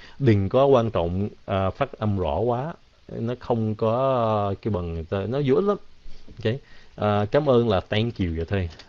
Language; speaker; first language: Vietnamese; early bilingual, heritage; Vietnamese